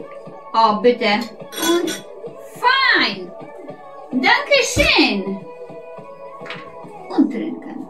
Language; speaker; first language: German; non-native, learner; Polish